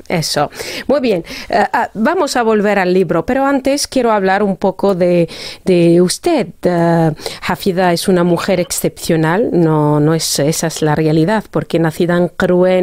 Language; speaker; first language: Spanish; non-native, fluent; Arabic